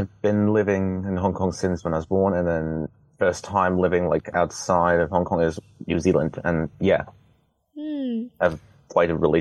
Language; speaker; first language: English; non-native, local second language; Cantonese